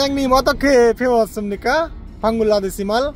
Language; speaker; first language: Korean; non-native, learner; Bangla